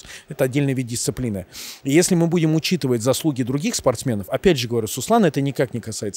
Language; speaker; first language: Russian; native; Russian